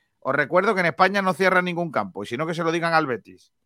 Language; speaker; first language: Spanish; native; Spanish